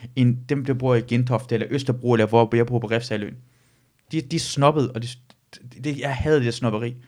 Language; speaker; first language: Danish; early bilingual, other home language; Persian